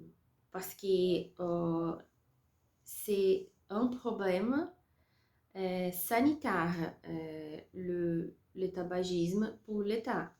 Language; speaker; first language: French; non-native, learner; Portuguese